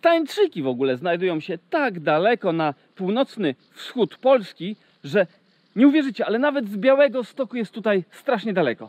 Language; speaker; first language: Polish; native; Polish